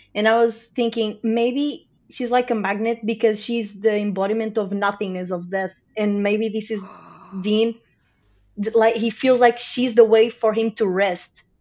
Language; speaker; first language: English; non-native, fluent; Portuguese